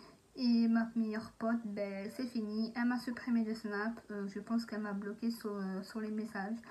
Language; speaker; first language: French; native; French